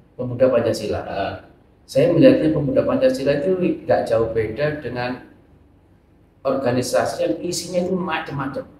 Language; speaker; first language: Indonesian; native; Indonesian